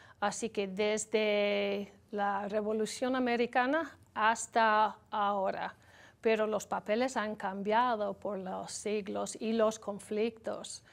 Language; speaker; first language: Spanish; non-native, learner; English